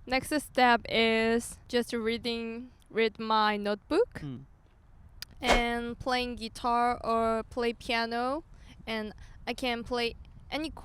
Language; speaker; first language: English; non-native, learner; Korean